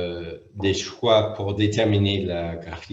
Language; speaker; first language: French; non-native, fluent; English